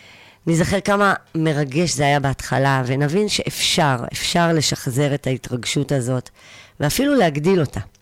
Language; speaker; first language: Hebrew; native; Hebrew